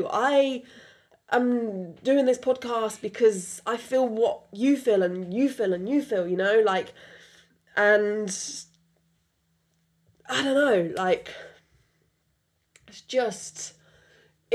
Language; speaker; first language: English; non-native, local second language; French